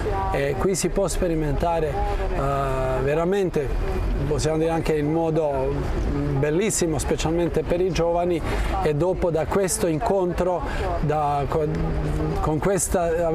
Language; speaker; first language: Italian; non-native, fluent; Croatian